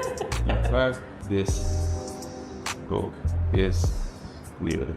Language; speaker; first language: English; non-native, learner; Indonesian